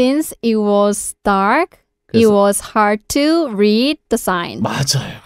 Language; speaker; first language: English; non-native, learner; Korean